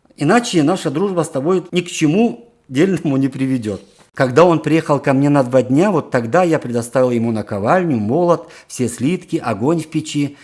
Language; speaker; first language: Russian; non-native, local second language; Karachay-Balkar